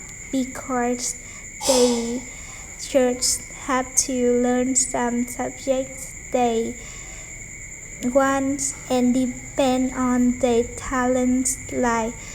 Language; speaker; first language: English; non-native, learner; Vietnamese